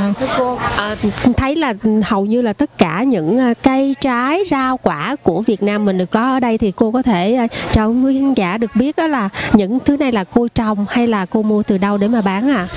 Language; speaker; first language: Vietnamese; native; Vietnamese